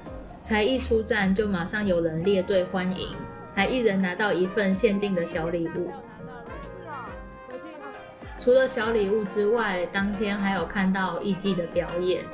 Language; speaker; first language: Chinese; native; Chinese